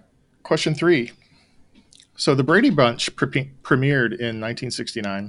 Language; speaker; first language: English; native; English